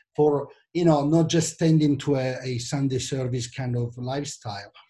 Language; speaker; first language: English; non-native, fluent; Italian